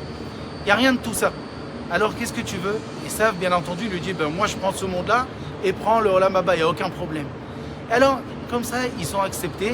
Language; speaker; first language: French; native; French